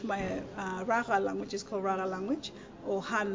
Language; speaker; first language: English; non-native, fluent; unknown